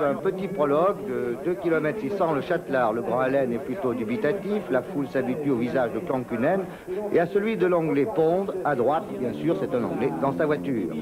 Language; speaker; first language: French; native; French